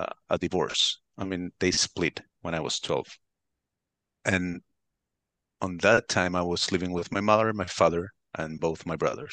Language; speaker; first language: English; non-native, fluent; Spanish